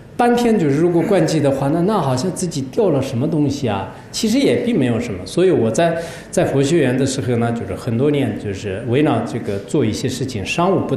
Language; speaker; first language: Chinese; non-native, local second language; Tibetan